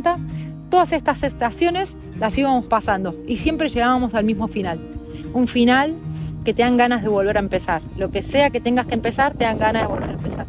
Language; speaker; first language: Spanish; native; Spanish